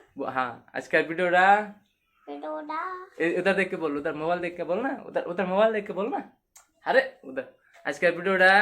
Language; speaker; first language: Hindi; non-native, local second language; Bangla